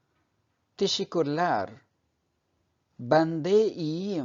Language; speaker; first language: Turkish; non-native, fluent; Urdu